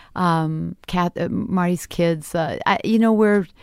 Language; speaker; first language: English; native; English